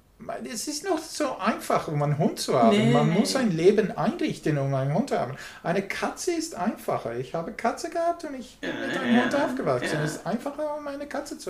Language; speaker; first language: German; non-native, learner; English